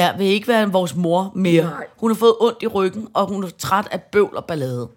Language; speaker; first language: Danish; native; Danish